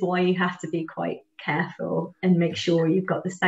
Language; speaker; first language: English; native; English